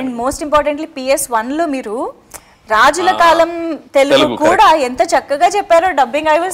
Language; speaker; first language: Telugu; native; Telugu